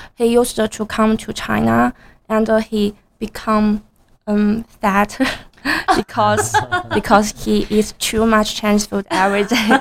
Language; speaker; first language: English; non-native, learner; Chinese